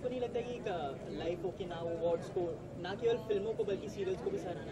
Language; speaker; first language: Hindi; native; Hindi